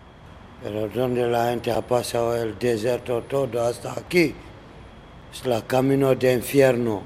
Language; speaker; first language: Spanish; non-native, learner; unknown